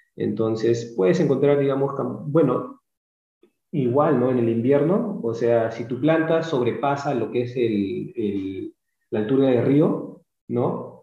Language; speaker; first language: Spanish; early bilingual, heritage; Spanish